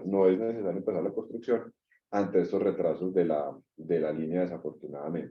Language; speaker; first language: Spanish; native; Spanish